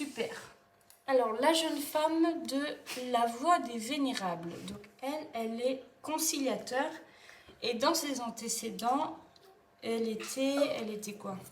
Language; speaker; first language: French; native; French